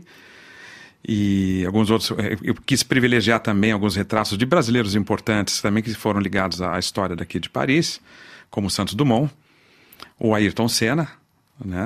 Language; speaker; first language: Portuguese; native; Portuguese